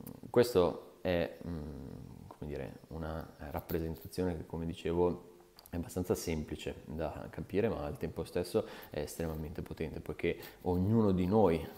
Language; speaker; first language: Italian; native; Italian